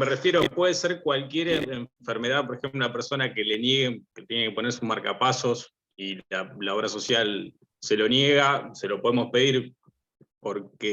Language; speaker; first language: Spanish; native; Spanish